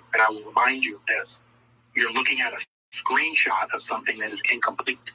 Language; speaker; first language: English; native; English